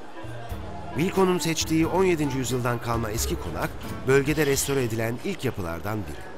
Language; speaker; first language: Turkish; native; Turkish